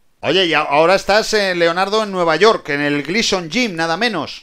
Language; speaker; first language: Spanish; native; Spanish